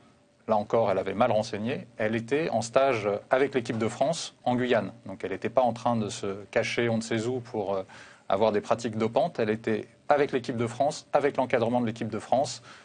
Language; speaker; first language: French; native; French